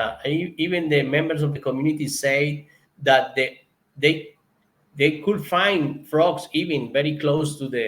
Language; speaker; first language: English; non-native, learner; Spanish